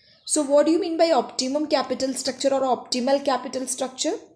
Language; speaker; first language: English; non-native, local second language; Malayalam